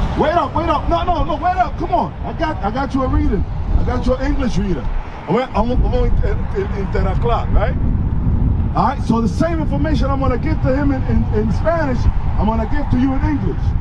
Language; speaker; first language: English; early bilingual, other home language; Spanish